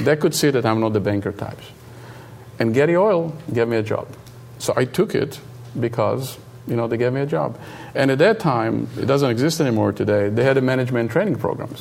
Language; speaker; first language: English; non-native, fluent; Hebrew